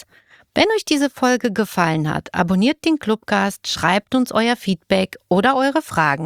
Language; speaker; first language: German; native; German